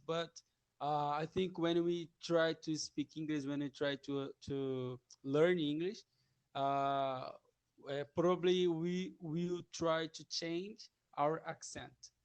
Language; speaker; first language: English; non-native, learner; Portuguese